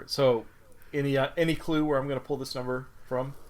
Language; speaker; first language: English; native; English